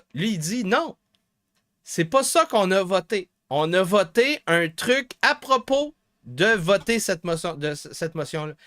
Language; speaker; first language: French; native; French